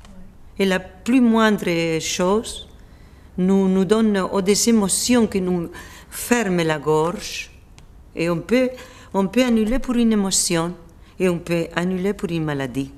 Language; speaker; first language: French; non-native, fluent; Spanish